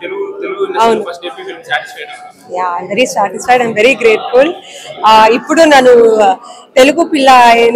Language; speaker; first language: Telugu; non-native, learner; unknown